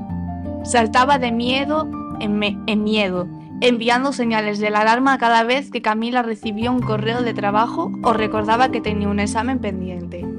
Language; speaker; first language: Spanish; native; Spanish